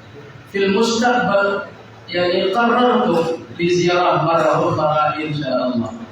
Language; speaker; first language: Arabic; non-native, fluent; Indonesian